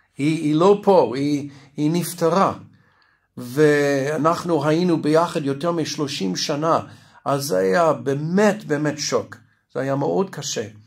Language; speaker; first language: Hebrew; non-native, fluent; English